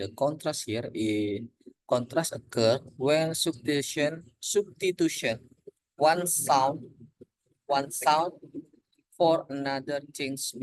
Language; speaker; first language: English; non-native, learner; Indonesian